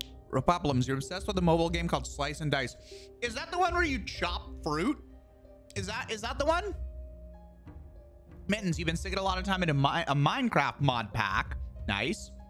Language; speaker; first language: English; native; English